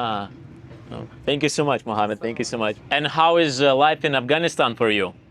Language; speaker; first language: English; non-native, learner; Lithuanian